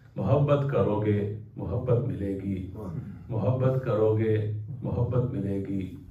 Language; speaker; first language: Urdu; non-native, local second language; Punjabi